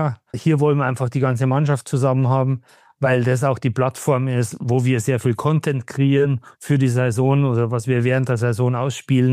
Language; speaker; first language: German; native; German